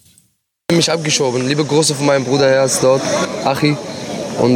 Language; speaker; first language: German; non-native, learner; Arabic